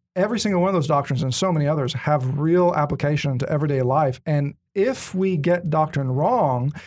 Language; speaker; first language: English; native; English